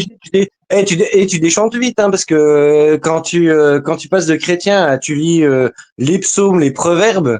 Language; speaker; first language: French; native; French